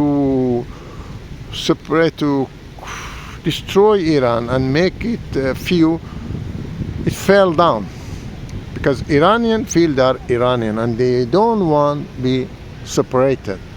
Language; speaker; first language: English; non-native, learner; Persian